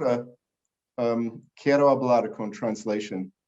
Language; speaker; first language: Spanish; non-native, learner; English